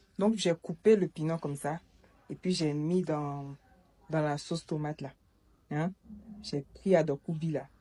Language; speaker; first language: French; native; French